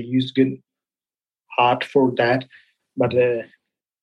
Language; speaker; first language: English; non-native, local second language; Punjabi